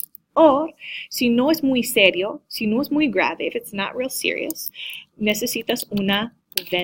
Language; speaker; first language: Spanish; non-native, learner; English